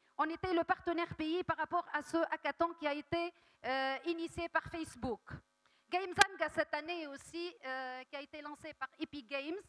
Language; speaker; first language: French; non-native, local second language; Arabic